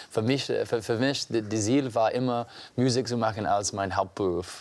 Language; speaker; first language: German; non-native, learner; English